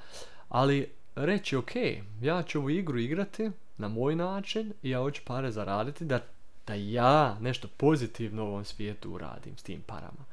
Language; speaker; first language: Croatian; early bilingual, heritage; Croatian